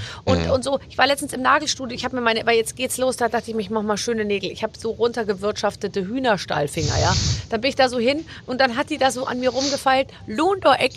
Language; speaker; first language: German; native; German